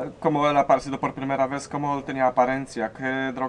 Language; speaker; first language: Spanish; non-native, learner; Polish